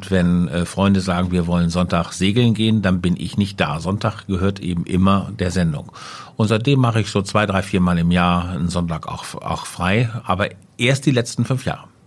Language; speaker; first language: German; native; German